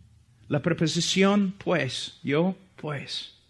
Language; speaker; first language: Spanish; non-native, fluent; English